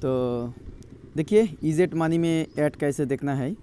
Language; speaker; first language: Hindi; non-native, local second language; Bangla